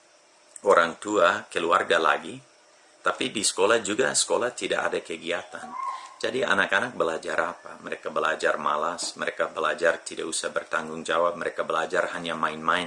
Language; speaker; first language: Indonesian; non-native, fluent; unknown